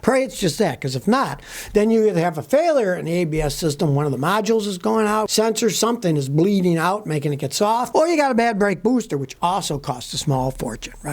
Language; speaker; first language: English; native; English